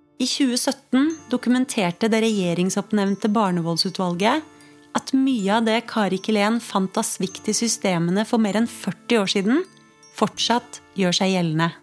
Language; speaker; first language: Norwegian; native; Norwegian